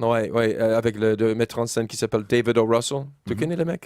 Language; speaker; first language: French; non-native, learner; English